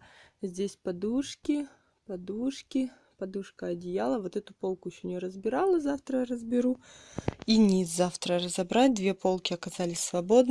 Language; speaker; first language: Russian; native; Russian